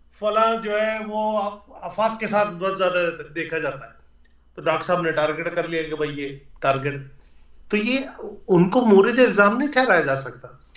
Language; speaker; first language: Urdu; native; Urdu